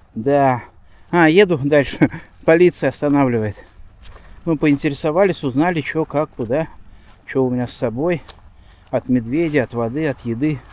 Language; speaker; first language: Russian; native; Russian